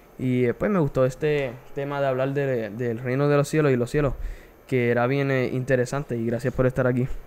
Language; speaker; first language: Spanish; early bilingual, heritage; Spanish